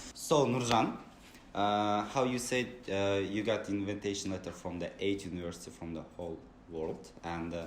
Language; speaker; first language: English; non-native, learner; Kazakh